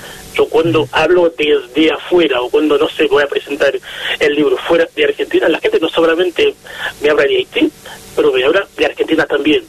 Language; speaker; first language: Spanish; non-native, fluent; Haitian Creole